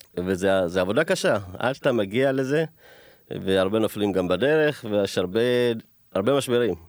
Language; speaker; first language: Hebrew; early bilingual, other home language; Amharic